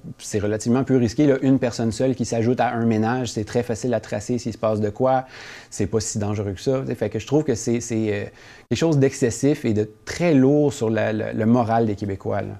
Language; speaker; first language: French; native; French